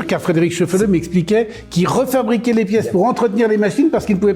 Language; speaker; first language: French; native; French